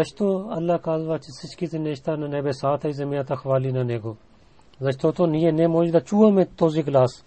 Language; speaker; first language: Bulgarian; non-native, learner; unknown